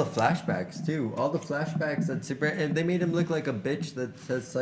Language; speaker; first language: English; native; English